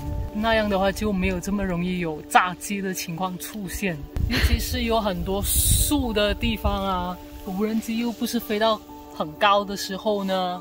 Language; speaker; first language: Chinese; native; Chinese